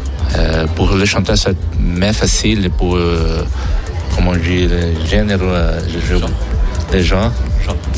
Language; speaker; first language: French; non-native, learner; Portuguese